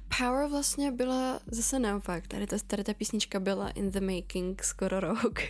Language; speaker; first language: Czech; early bilingual, other home language; Russian